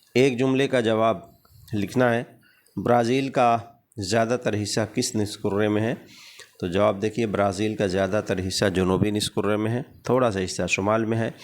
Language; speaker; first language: Urdu; native; Urdu